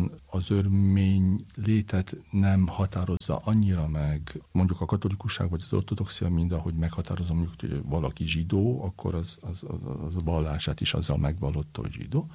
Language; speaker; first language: Hungarian; native; Hungarian